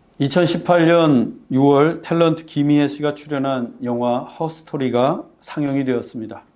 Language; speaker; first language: Korean; native; Korean